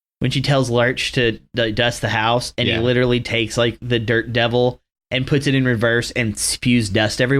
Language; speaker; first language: English; native; English